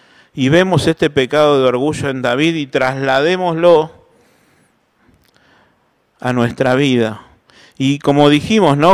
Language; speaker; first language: Spanish; native; Spanish